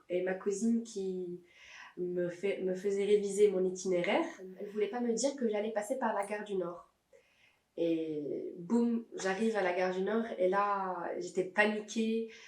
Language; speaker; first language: French; non-native, local second language; Arabic